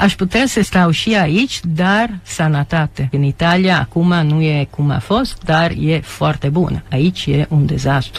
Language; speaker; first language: Romanian; non-native, fluent; Italian